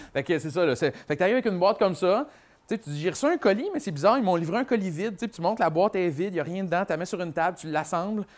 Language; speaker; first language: French; native; French